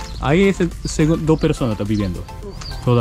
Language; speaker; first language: Spanish; non-native, learner; Japanese